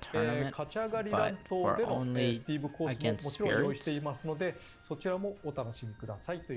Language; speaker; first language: Japanese; native; Japanese